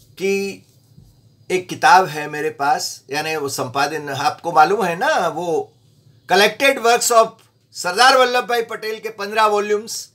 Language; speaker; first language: Hindi; non-native, local second language; Gujarati